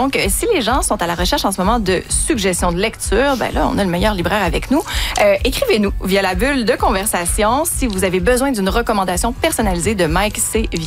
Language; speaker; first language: French; native; French